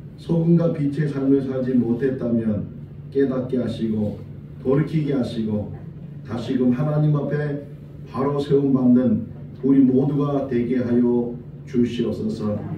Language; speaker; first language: Korean; native; Korean